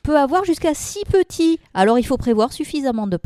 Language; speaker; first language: French; native; French